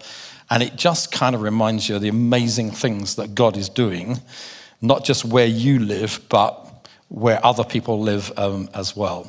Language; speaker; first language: English; native; English